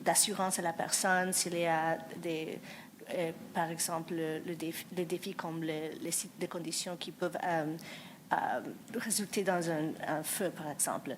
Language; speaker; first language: French; non-native, fluent; English